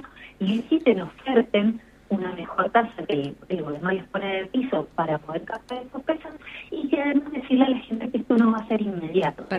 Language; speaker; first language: Spanish; native; Spanish